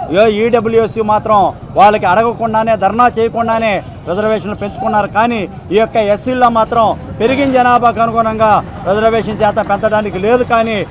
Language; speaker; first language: Telugu; native; Telugu